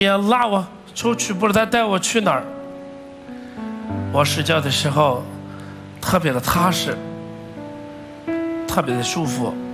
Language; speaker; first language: Chinese; non-native, fluent; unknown